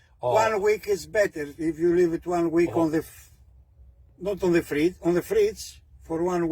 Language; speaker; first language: English; non-native, learner; Greek